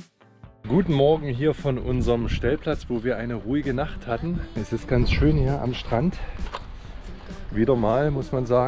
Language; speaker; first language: German; native; German